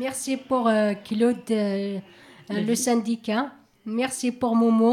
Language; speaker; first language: French; non-native, learner; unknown